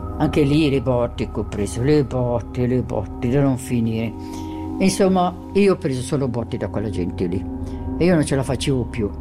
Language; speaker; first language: Italian; non-native, local second language; German